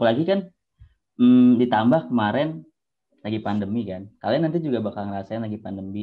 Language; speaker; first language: Indonesian; native; Indonesian